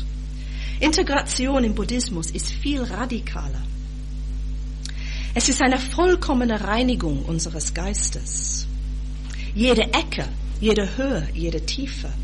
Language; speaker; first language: German; non-native, fluent; English